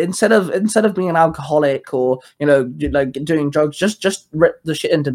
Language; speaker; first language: English; native; English